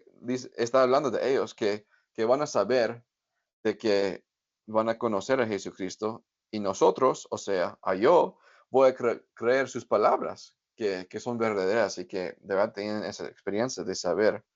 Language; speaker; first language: Spanish; non-native, fluent; English